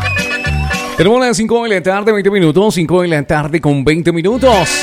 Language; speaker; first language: Spanish; native; Spanish